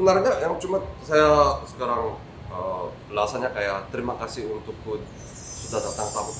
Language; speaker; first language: Indonesian; non-native, learner; Korean